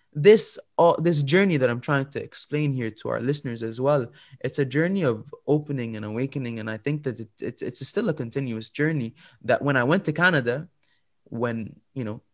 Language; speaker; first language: English; non-native, fluent; Arabic